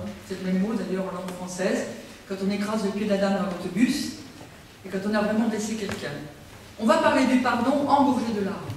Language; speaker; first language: French; native; French